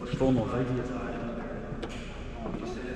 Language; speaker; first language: Russian; native; Russian